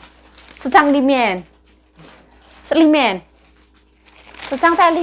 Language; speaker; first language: Chinese; non-native, learner; Javanese